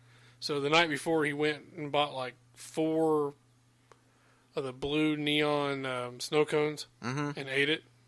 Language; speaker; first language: English; native; English